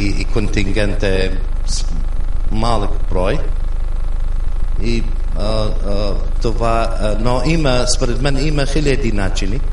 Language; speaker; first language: Bulgarian; non-native, fluent; Arabic